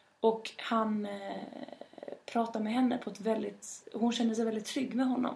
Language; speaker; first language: Swedish; native; Swedish